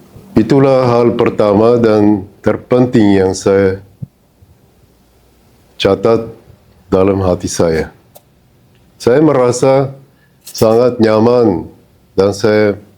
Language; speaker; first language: Indonesian; non-native, fluent; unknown